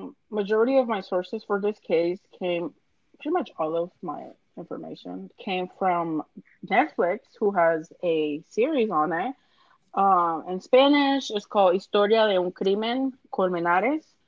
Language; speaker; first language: English; native; English